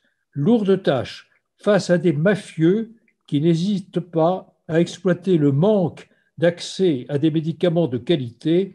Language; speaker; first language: French; native; French